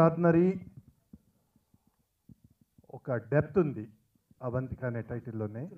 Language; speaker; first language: Telugu; native; Telugu